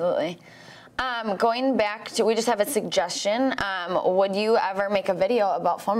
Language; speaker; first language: English; native; English